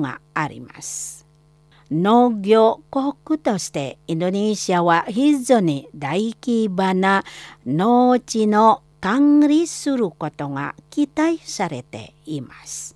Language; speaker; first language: Japanese; non-native, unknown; Indonesian